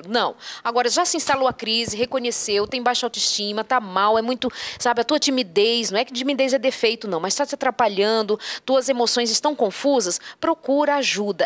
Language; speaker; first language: Portuguese; native; Portuguese